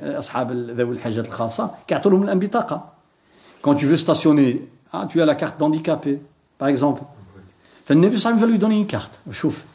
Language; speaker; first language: French; non-native, local second language; Arabic